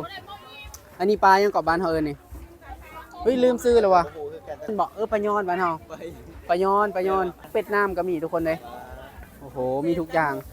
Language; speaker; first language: Thai; non-native, local second language; Northeastern Thai